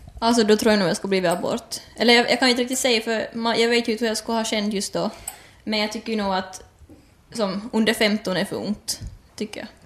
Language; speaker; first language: Swedish; native; Swedish